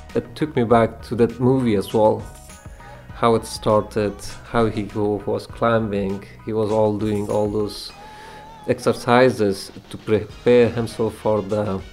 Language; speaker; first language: English; non-native, fluent; Persian